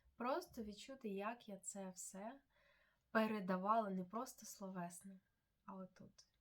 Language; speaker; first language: Ukrainian; non-native, local second language; Russian